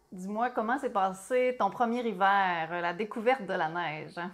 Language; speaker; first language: French; native; French